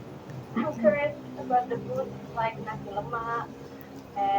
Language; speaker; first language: English; non-native, learner; Indonesian